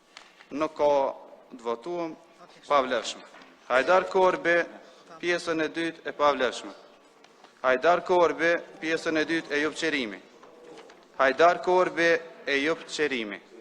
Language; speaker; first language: Albanian; native; Albanian